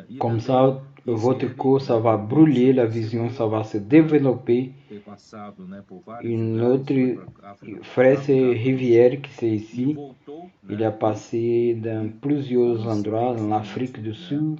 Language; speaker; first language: French; non-native, learner; Portuguese